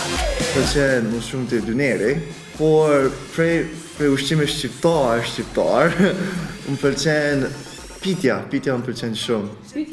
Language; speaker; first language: Albanian; early bilingual, other home language; Korean